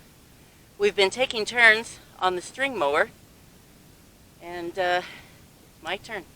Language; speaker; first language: English; native; English